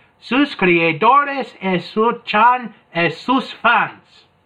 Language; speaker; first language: Spanish; non-native, learner; English